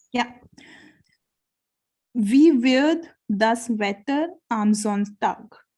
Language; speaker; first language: German; non-native, learner; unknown